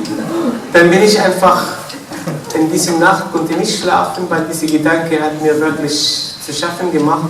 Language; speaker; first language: German; non-native, fluent; Arabic